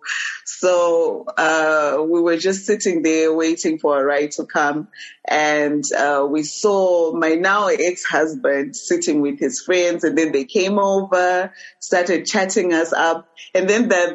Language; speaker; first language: English; non-native, local second language; Shona